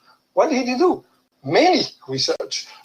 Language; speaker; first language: English; non-native, fluent; French